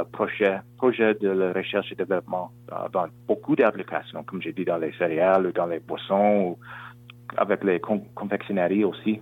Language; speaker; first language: French; non-native, local second language; English